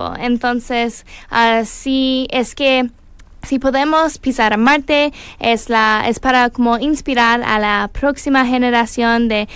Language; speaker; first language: Spanish; non-native, learner; English